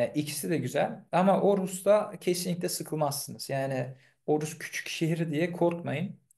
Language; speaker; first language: Turkish; early bilingual, heritage; Turkish